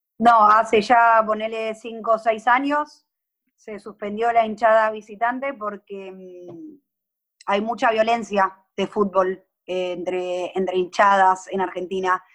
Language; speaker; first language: Spanish; native; Spanish